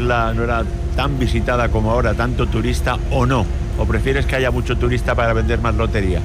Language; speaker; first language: Spanish; native; Spanish